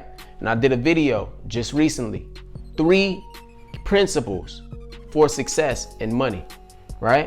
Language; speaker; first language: English; native; English